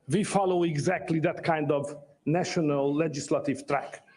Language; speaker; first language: English; non-native, fluent; Hungarian